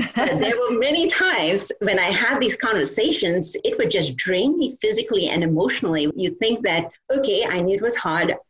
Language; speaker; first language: English; non-native, local second language; Bangla